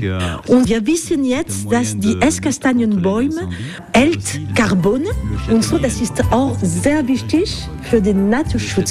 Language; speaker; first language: German; non-native, learner; French